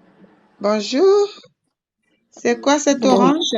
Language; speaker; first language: French; native; French